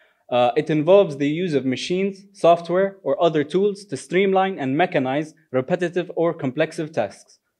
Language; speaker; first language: English; non-native, fluent; Arabic